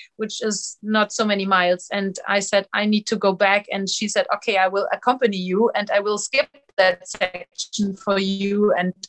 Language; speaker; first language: English; non-native, fluent; German